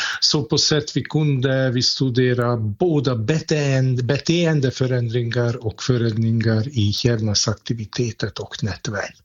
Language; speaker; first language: Swedish; non-native, fluent; Hungarian